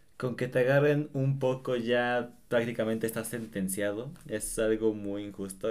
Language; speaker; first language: Spanish; native; Spanish